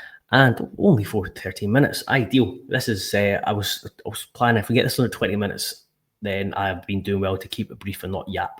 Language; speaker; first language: English; native; English